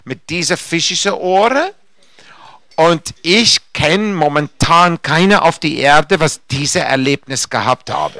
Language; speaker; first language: German; non-native, fluent; English